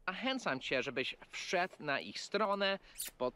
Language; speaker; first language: Polish; non-native, fluent; English